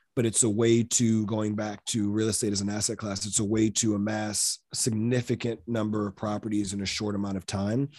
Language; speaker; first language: English; native; English